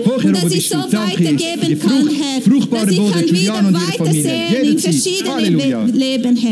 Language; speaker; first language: German; non-native, fluent; Portuguese